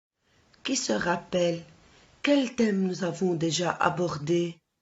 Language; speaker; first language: French; non-native, local second language; Arabic